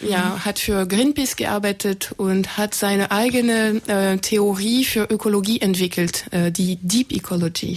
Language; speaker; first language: German; non-native, fluent; French